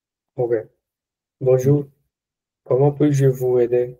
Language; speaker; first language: French; non-native, learner; Punjabi